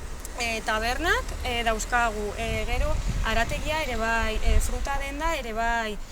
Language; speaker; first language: Basque; non-native, local second language; Spanish